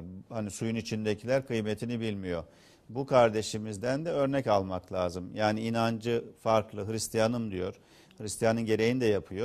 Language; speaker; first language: Turkish; native; Turkish